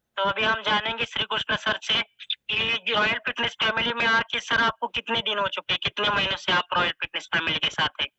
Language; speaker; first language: Hindi; non-native, local second language; Marathi